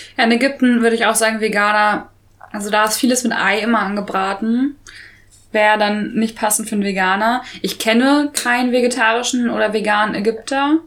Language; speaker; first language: German; native; German